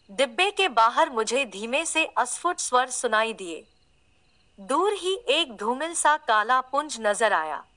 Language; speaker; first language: Hindi; native; Hindi